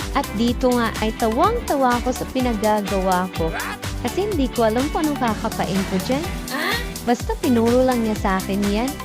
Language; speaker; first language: Filipino; non-native, local second language; Waray